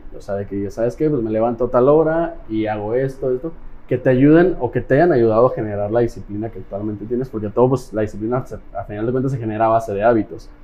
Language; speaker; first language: Spanish; native; Spanish